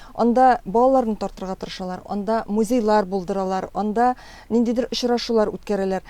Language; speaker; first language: Tatar; native; Tatar